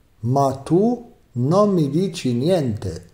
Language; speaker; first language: Italian; non-native, fluent; Arabic